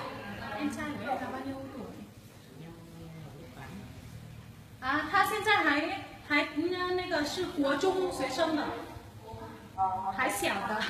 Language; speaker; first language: Chinese; non-native, fluent; Vietnamese